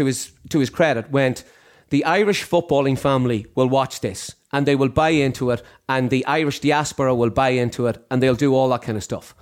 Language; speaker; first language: English; native; English